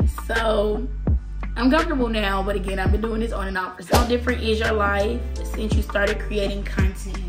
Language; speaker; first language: English; native; English